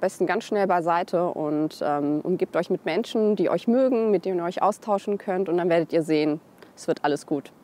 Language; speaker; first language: German; early bilingual, other home language; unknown